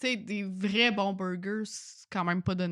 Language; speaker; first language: French; native; French